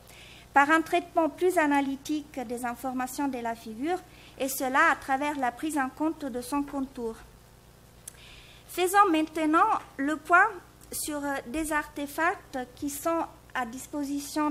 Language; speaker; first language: French; native; French